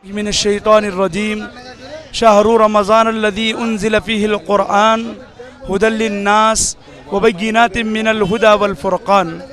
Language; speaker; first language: Urdu; native; Urdu